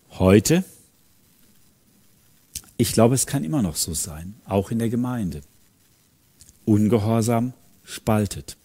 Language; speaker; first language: German; native; German